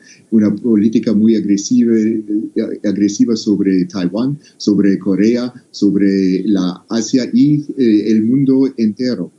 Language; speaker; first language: Spanish; non-native, fluent; English